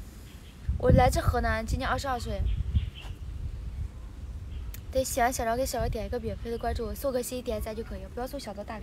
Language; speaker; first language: Chinese; native; Chinese